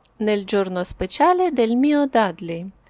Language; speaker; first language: Italian; non-native, fluent; Ukrainian